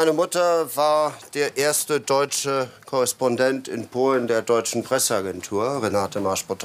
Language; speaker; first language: German; non-native, fluent; Polish